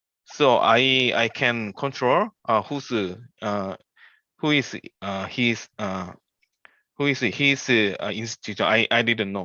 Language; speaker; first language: English; non-native, learner; Korean